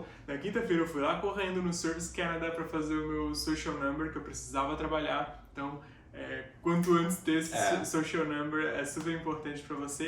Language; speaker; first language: Portuguese; native; Portuguese